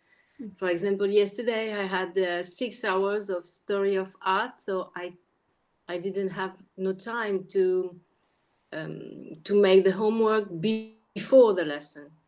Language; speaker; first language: English; non-native, learner; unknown